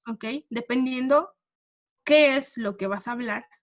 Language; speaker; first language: Spanish; non-native, fluent; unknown